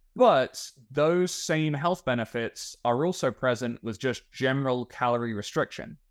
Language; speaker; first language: English; native; English